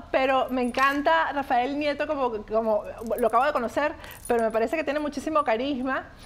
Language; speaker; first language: Spanish; native; Spanish